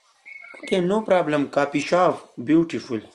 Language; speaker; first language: English; non-native, learner; Pashto